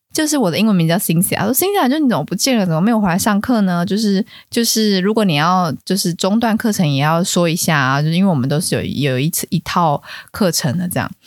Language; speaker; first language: Chinese; native; Chinese